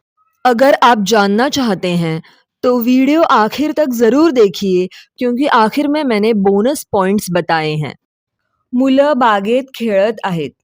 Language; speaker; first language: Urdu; non-native, local second language; Marathi